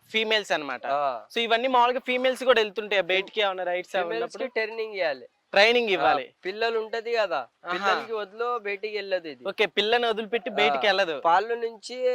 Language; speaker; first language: Telugu; non-native, local second language; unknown